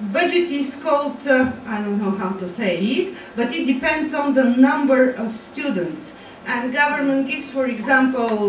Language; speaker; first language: English; non-native, fluent; Bulgarian